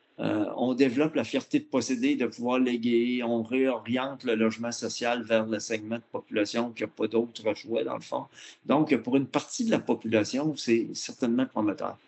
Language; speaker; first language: French; native; French